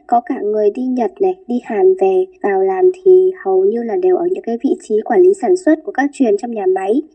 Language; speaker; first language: Vietnamese; native; Vietnamese